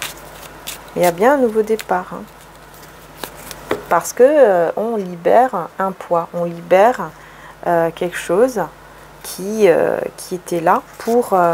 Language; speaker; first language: French; native; French